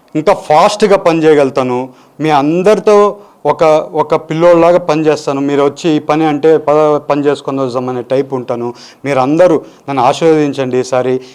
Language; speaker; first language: Telugu; native; Telugu